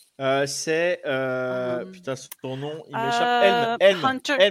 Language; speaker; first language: French; native; French